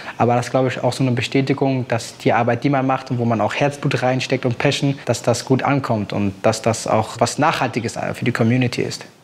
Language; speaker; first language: German; native; German